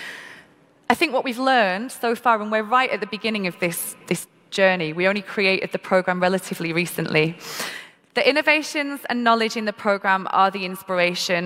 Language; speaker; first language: English; native; English